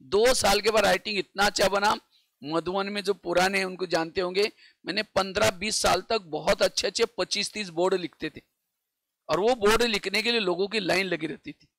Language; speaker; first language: Hindi; non-native, local second language; Marathi